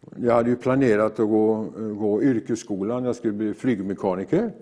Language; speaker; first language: Swedish; native; Swedish